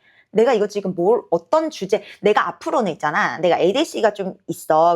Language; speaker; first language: Korean; native; Korean